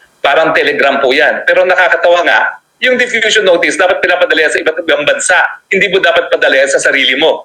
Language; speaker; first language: Filipino; native; Filipino